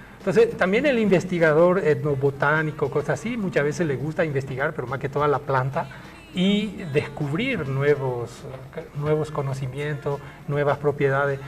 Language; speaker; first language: Spanish; early bilingual, other home language; French